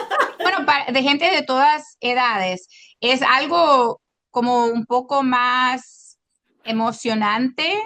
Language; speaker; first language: Spanish; non-native, local second language; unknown